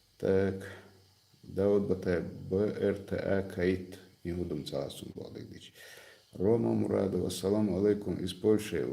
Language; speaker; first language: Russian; non-native, local second language; Chechen